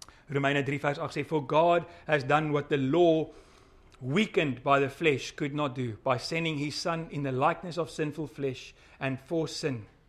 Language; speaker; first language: English; non-native, local second language; Afrikaans